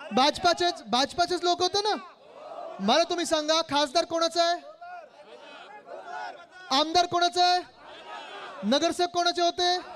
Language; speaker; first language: Marathi; native; Marathi